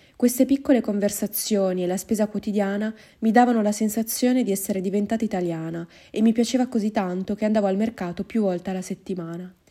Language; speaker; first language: Italian; non-native, fluent; Japanese